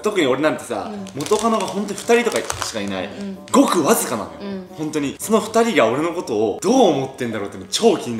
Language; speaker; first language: Japanese; native; Japanese